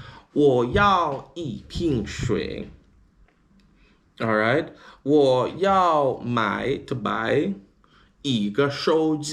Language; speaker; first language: Chinese; non-native, learner; English